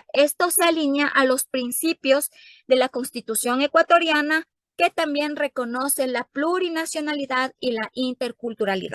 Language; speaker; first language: Spanish; native; Spanish